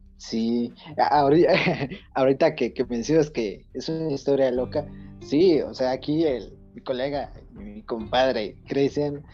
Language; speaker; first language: Spanish; native; Spanish